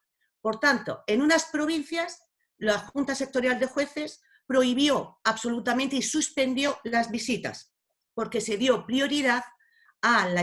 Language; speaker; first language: Spanish; native; Spanish